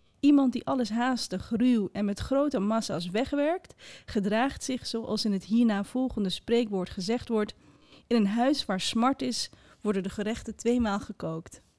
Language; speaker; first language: Dutch; early bilingual, other home language; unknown